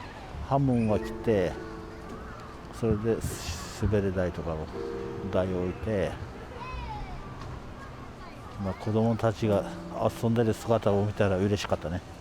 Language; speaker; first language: Japanese; non-native, fluent; Kurdish